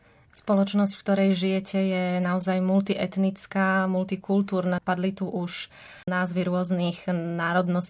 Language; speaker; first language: Slovak; native; Slovak